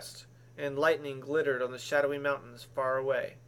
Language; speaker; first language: English; native; English